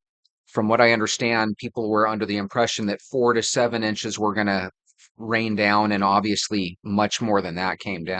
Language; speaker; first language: English; native; English